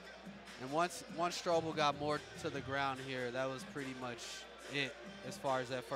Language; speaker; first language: English; native; English